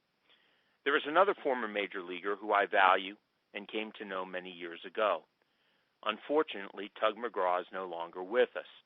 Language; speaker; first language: English; native; English